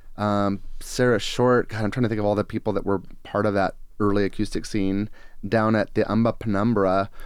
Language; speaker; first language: English; native; English